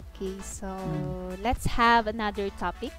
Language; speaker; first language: English; non-native, fluent; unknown